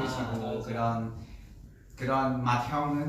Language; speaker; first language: Korean; non-native, fluent; Vietnamese